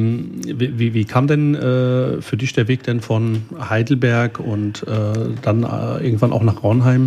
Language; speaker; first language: German; early bilingual, other home language; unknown